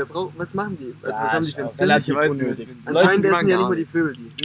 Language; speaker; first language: German; native; German